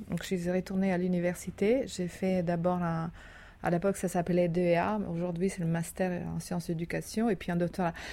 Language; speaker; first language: French; non-native, fluent; Italian